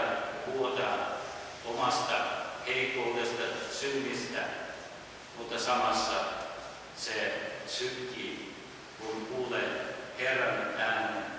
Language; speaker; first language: Finnish; early bilingual, heritage; Finnish